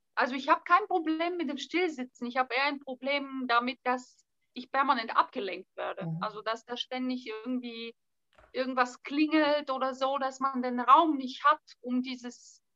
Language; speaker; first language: German; non-native, fluent; Bulgarian